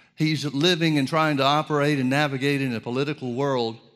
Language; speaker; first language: English; native; English